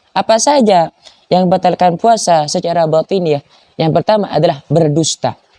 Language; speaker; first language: Malay; non-native, local second language; Madurese